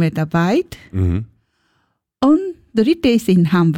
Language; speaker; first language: German; non-native, learner; Japanese